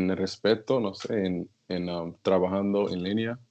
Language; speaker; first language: Spanish; non-native, learner; English